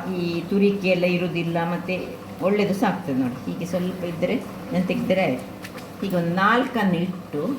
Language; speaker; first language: Kannada; non-native, local second language; Tulu